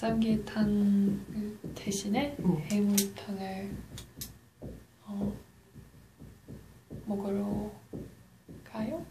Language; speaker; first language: Korean; non-native, learner; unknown